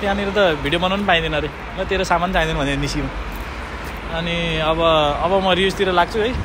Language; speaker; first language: Nepali; native; Nepali